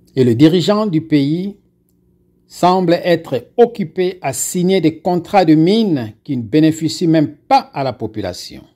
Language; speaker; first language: French; non-native, local second language; Lingala